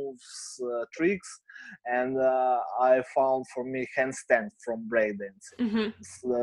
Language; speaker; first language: English; non-native, learner; Ukrainian